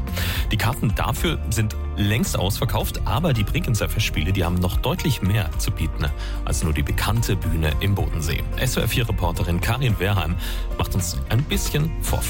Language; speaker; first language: German; native; German